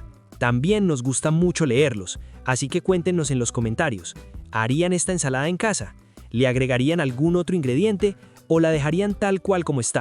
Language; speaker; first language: Spanish; native; Spanish